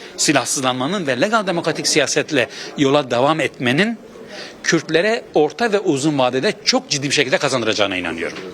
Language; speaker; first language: Turkish; non-native, local second language; Kurdish